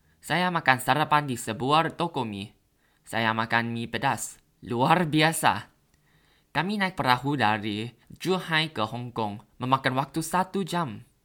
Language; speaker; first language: Indonesian; non-native, learner; Thai